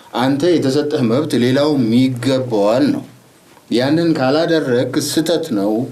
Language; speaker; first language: Amharic; non-native, local second language; Oromo